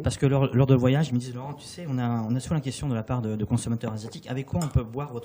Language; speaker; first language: French; native; French